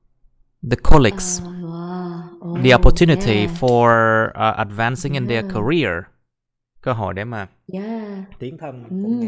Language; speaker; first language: Vietnamese; native; Vietnamese